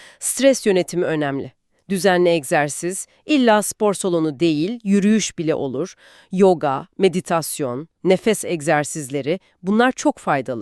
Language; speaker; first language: Turkish; native; Turkish